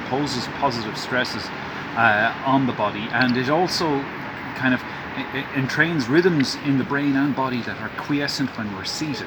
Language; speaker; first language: English; native; English